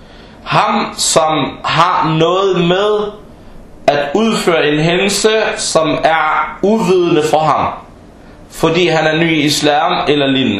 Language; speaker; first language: Danish; non-native, fluent; Arabic